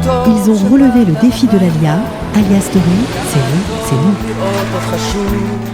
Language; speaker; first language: French; native; French